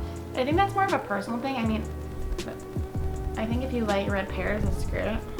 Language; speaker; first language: English; native; English